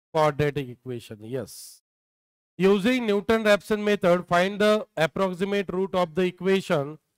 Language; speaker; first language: English; non-native, local second language; Marathi